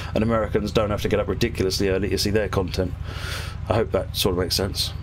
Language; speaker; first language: English; native; English